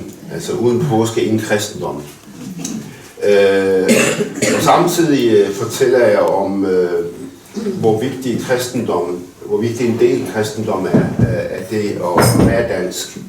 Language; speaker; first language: Danish; early bilingual, other home language; Arabic